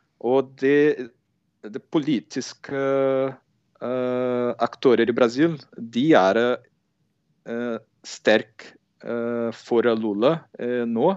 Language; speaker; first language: Norwegian; non-native, fluent; Portuguese